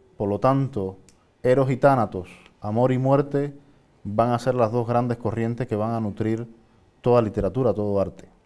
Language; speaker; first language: Spanish; native; Spanish